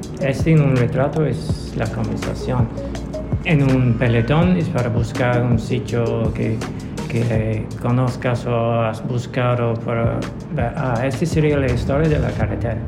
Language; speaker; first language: Spanish; non-native, learner; English